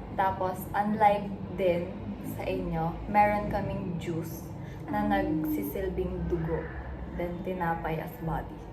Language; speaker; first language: Filipino; native; Filipino